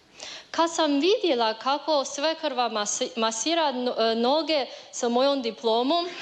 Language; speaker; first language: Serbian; non-native, learner; Chinese